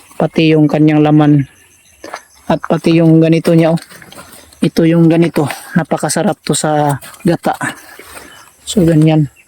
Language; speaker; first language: Filipino; non-native, local second language; Cebuano